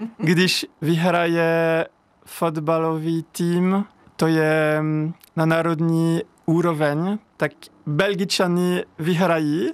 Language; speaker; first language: Czech; non-native, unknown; French